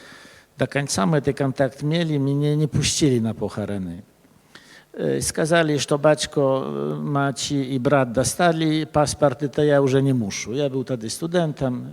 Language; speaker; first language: Polish; early bilingual, other home language; Belarusian